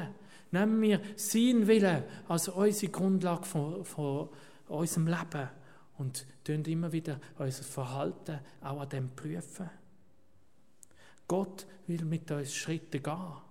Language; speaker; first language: German; native; German